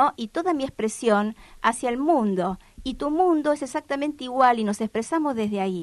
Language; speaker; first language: Spanish; native; Spanish